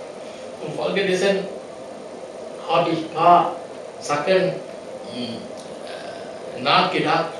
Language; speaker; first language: German; non-native, learner; Sinhala